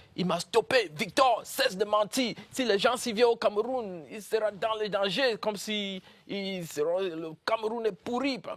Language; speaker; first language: French; non-native, local second language; English